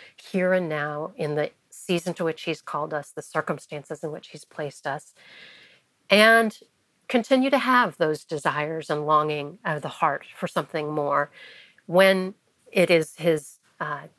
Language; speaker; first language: English; native; English